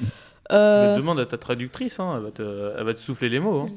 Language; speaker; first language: French; native; French